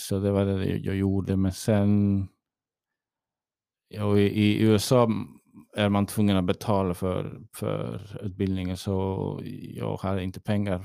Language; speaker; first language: Swedish; early bilingual, heritage; English